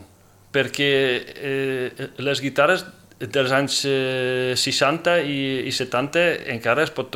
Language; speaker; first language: Catalan; non-native, fluent; Dutch